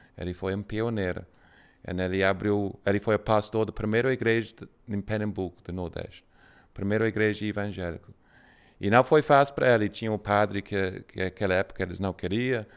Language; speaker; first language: Portuguese; non-native, fluent; English